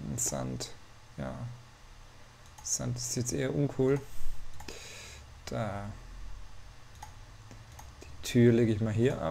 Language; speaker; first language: German; native; German